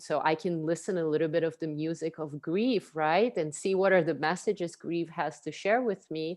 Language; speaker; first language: English; non-native, fluent; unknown